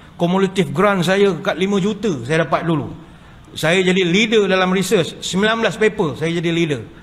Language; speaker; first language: Malay; native; Malay